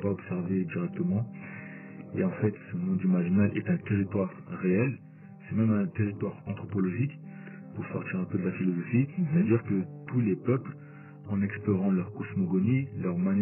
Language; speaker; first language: French; native; French